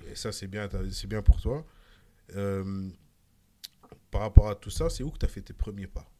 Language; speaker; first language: French; native; French